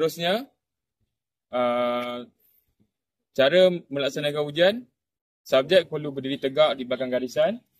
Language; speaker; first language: Malay; native; Malay